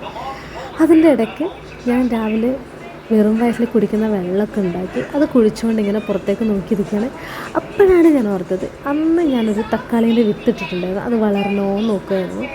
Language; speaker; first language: Malayalam; native; Malayalam